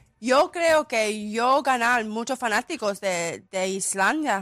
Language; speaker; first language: Spanish; early bilingual, heritage; Spanish